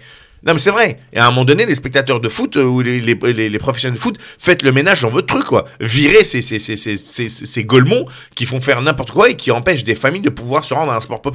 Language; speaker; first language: French; native; French